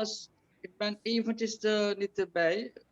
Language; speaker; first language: Dutch; non-native, local second language; Caribbean Hindustani